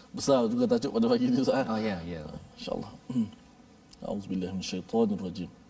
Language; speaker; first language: Malay; native; Malay